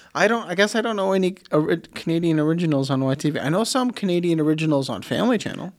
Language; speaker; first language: English; early bilingual, other home language; Plautdietsch